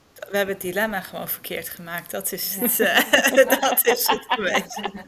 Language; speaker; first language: Dutch; native; Dutch